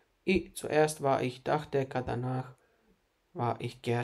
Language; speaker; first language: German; non-native, fluent; Bosnian